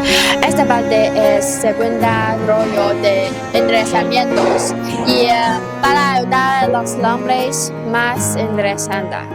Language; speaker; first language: Spanish; non-native, learner; Chinese